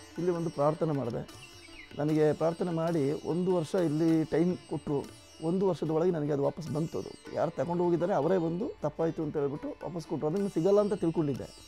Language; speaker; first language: Kannada; non-native, local second language; Kodava